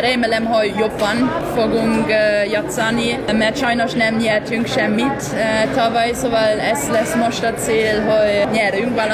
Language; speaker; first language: Hungarian; non-native, learner; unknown